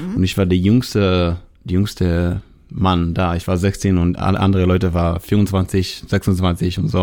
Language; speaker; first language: German; non-native, learner; Hebrew